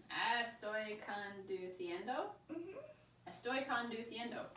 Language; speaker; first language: Spanish; non-native, learner; English